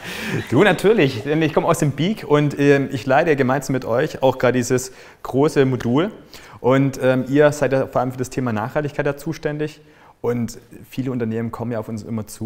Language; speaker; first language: German; native; German